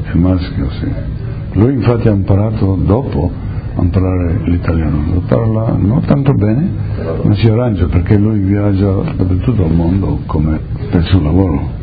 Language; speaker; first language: Italian; early bilingual, heritage; Italian